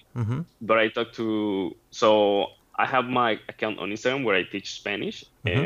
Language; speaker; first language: English; non-native, fluent; Spanish